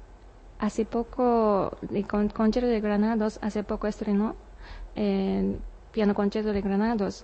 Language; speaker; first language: Spanish; non-native, learner; Japanese